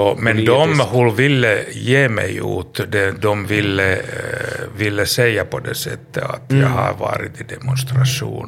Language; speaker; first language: Swedish; non-native, learner; Finnish